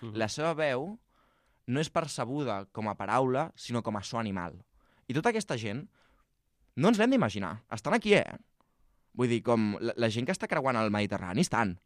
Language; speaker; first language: Catalan; native; Catalan